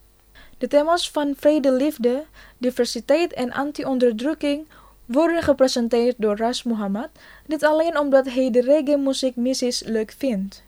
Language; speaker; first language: Dutch; non-native, fluent; Indonesian